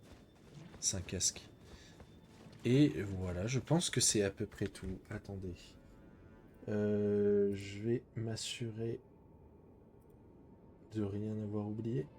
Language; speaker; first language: French; native; French